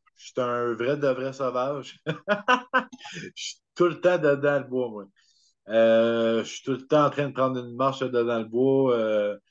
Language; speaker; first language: French; native; French